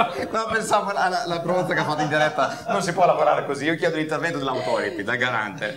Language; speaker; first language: Italian; native; Italian